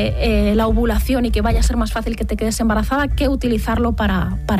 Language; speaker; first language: Spanish; native; Spanish